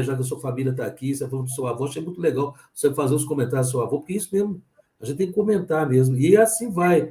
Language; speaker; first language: Portuguese; native; Portuguese